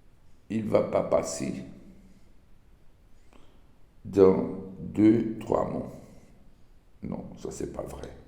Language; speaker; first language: French; non-native, learner; Portuguese